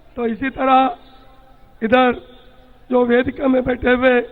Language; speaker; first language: Hindi; non-native, local second language; Telugu